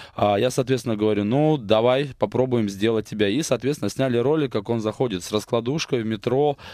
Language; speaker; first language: Russian; native; Russian